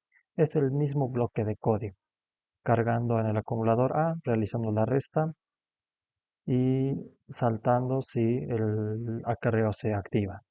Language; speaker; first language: Spanish; native; Spanish